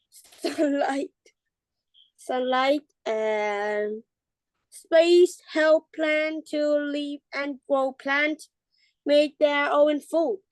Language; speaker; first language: English; non-native, learner; Thai